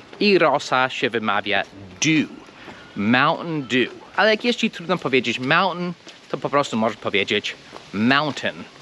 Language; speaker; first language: Polish; non-native, fluent; English